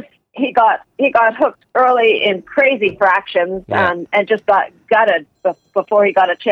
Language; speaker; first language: English; native; English